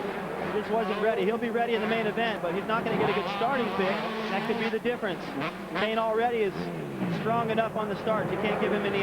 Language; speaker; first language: English; native; English